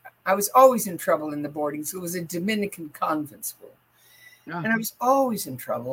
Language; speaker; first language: English; native; English